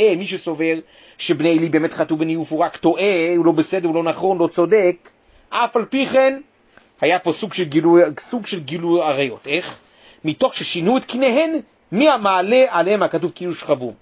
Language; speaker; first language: Hebrew; native; Hebrew